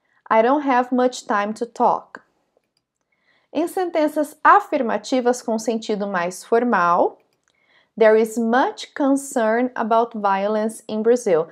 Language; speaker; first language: English; non-native, fluent; Portuguese